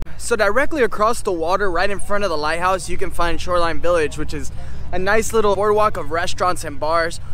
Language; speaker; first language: English; native; English